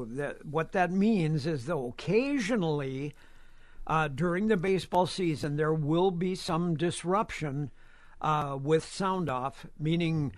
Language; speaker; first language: English; native; English